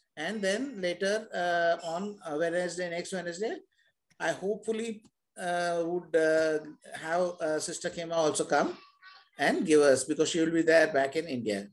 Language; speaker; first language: English; non-native, local second language; Hindi